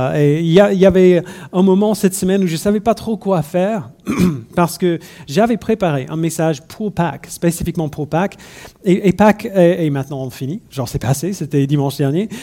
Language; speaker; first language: French; non-native, fluent; English